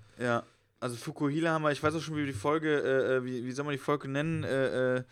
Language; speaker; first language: German; native; German